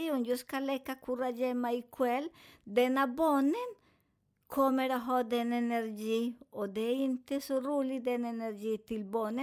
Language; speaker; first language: Swedish; non-native, learner; Spanish